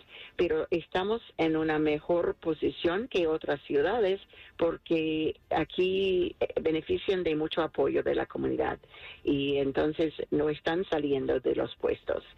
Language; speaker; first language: Spanish; non-native, fluent; English